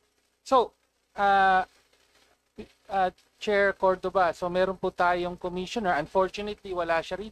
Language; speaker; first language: Filipino; native; Filipino